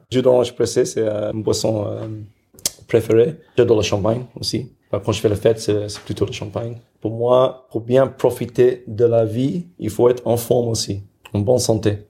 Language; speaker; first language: French; non-native, fluent; English